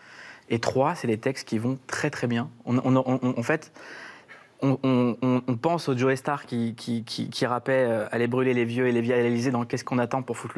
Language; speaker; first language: French; native; French